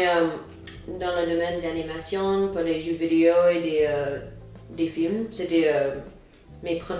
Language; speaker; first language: French; non-native, fluent; English